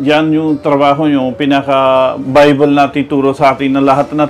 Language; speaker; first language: Filipino; non-native, learner; Punjabi